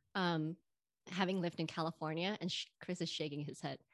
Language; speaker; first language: English; non-native, fluent; Indonesian